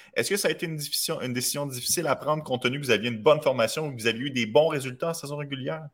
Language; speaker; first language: French; native; French